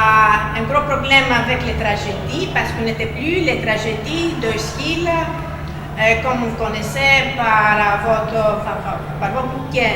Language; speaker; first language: French; non-native, fluent; Greek